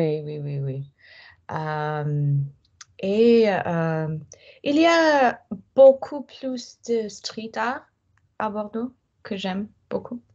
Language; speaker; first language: French; non-native, fluent; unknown